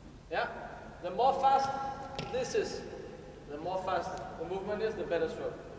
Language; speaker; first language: English; non-native, fluent; Danish